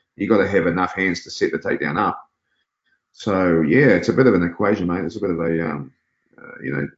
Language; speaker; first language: English; native; English